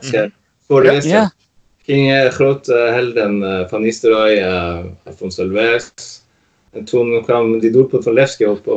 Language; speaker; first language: Dutch; non-native, fluent; Norwegian